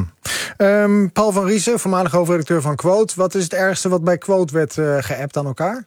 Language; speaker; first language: Dutch; native; Dutch